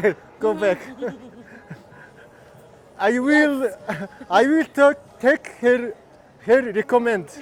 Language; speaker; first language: English; non-native, learner; Mongolian